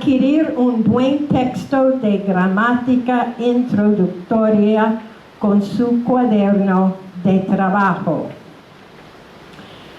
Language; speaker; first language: Spanish; non-native, fluent; English